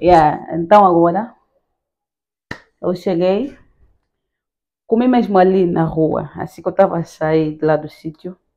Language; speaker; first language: Portuguese; native; Portuguese